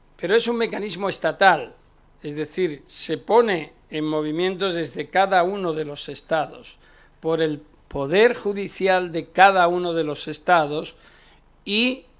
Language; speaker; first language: Spanish; native; Spanish